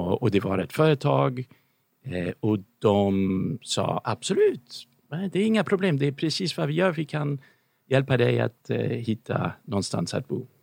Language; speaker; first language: Swedish; non-native, fluent; English